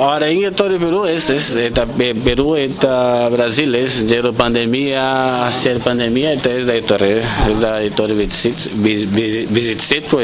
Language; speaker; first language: Basque; non-native, learner; Portuguese